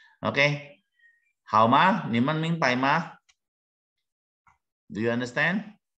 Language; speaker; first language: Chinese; non-native, fluent; Indonesian